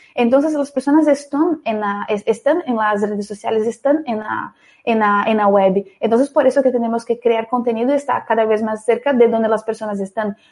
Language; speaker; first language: Spanish; non-native, fluent; Portuguese